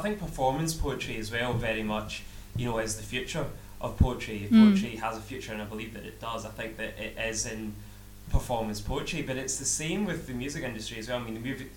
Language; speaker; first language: English; native; English